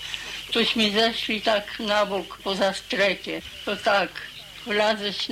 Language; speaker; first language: Polish; early bilingual, heritage; Polish